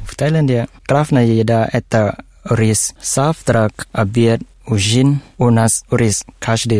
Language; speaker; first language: Russian; non-native, learner; Thai